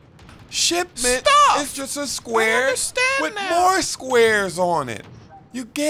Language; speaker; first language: English; native; English